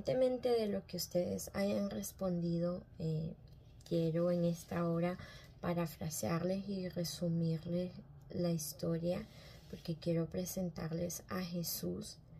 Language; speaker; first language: Spanish; native; Spanish